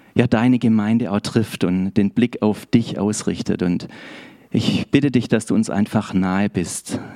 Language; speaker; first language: German; native; German